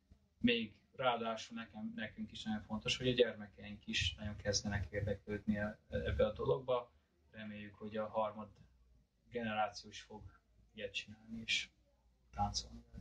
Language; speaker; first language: Hungarian; early bilingual, heritage; Hungarian